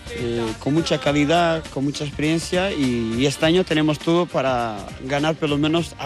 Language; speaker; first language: Spanish; non-native, fluent; Portuguese